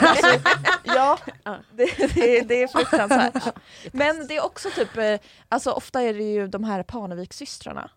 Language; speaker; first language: Swedish; native; Swedish